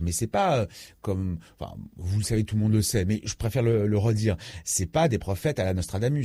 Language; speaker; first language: French; native; French